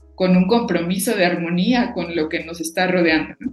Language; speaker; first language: Spanish; non-native, local second language; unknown